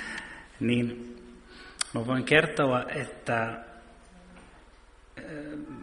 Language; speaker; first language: Finnish; early bilingual, heritage; Finnish